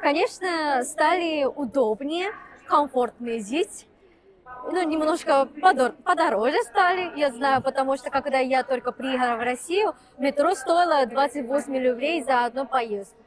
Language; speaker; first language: Russian; non-native, fluent; Japanese